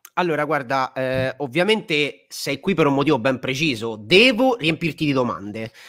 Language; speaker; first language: Italian; native; Italian